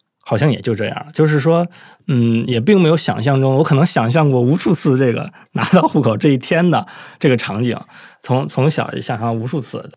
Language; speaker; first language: Chinese; native; Chinese